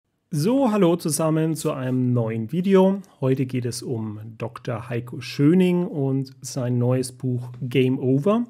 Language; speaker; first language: German; native; German